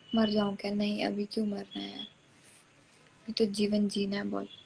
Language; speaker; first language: Hindi; native; Hindi